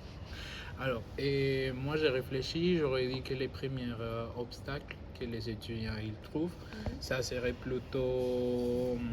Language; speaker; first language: French; non-native, fluent; Spanish